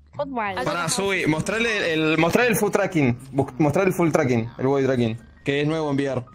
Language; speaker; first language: Spanish; native; Spanish